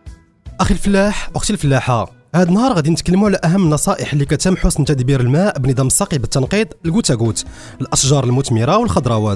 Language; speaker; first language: Arabic; native; Arabic